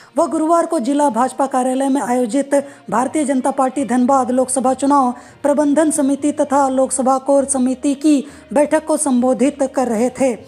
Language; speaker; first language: Hindi; native; Hindi